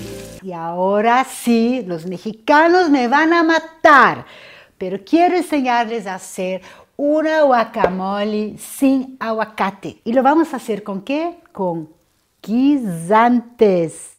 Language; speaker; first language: Spanish; non-native, fluent; Portuguese